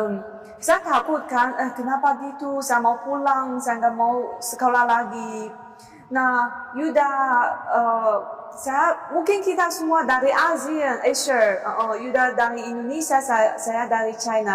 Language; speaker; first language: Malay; non-native, learner; Chinese